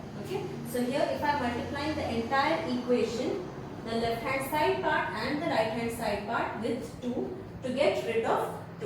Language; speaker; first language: English; non-native, local second language; Hindi